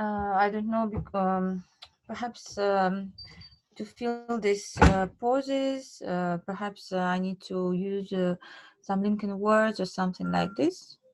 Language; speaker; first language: English; non-native, learner; Russian